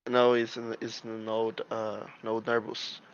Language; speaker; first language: English; non-native, learner; Spanish